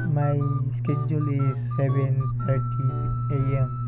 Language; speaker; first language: English; non-native, learner; Cebuano